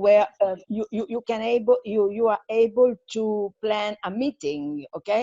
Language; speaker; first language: English; non-native, fluent; Italian